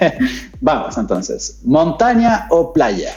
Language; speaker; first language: Spanish; native; Spanish